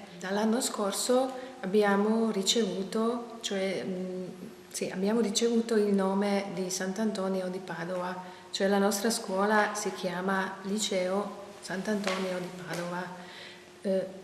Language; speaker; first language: Italian; non-native, fluent; Hungarian